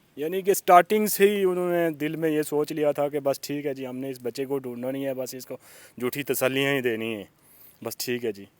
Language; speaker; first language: Urdu; non-native, local second language; Pahari-Potwari